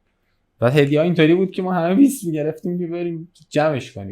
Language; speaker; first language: Persian; native; Persian